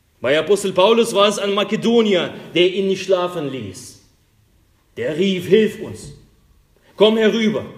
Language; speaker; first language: German; non-native, fluent; Russian